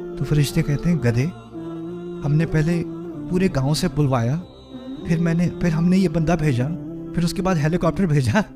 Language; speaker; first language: Urdu; early bilingual, heritage; Urdu